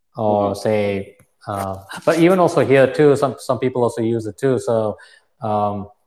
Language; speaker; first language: English; non-native, fluent; Arabic